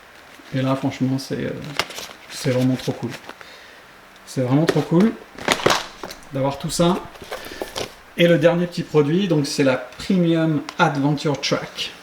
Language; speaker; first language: French; native; French